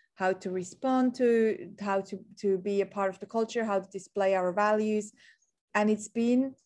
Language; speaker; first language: English; non-native, fluent; Swiss German